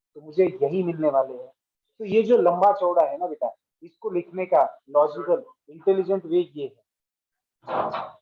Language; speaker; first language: Hindi; non-native, local second language; Marathi